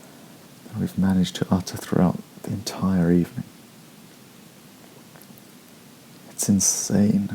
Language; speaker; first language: English; native; English